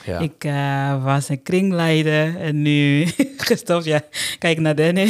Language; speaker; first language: Dutch; non-native, fluent; Portuguese